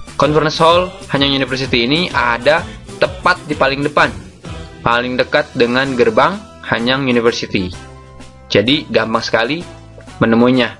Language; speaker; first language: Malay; native; Malay